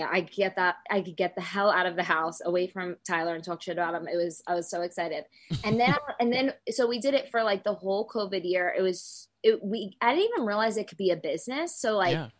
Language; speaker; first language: English; native; English